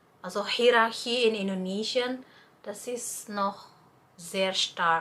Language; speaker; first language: German; non-native, fluent; Indonesian